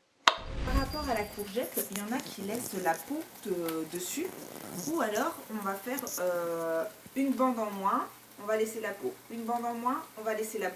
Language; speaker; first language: French; native; French